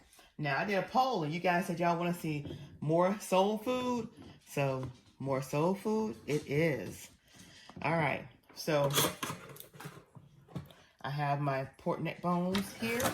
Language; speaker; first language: English; native; English